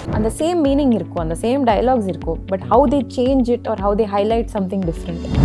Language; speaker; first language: Tamil; non-native, local second language; Kannada